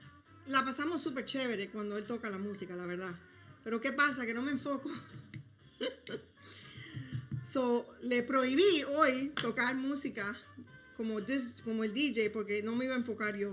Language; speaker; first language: Spanish; early bilingual, heritage; Spanish